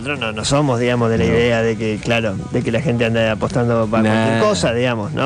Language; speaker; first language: Spanish; native; Spanish